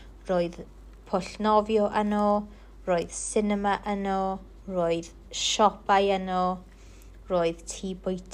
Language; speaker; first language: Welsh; non-native, local second language; English